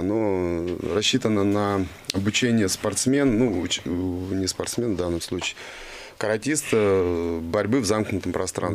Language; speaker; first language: Russian; native; Russian